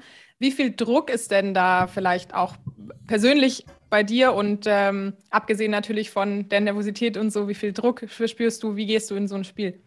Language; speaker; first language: German; native; German